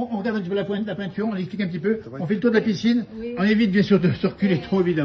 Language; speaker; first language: French; native; French